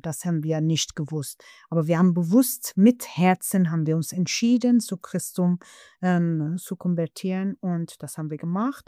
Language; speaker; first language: German; non-native, fluent; Persian